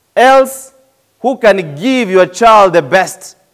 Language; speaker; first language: English; non-native, local second language; Swahili